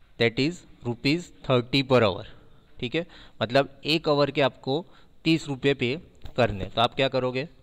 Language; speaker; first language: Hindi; non-native, local second language; Gujarati